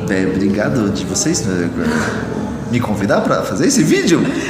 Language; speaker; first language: Portuguese; non-native, fluent; French